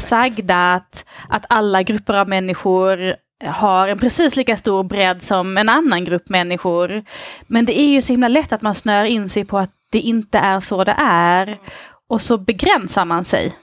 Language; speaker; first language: Swedish; native; Swedish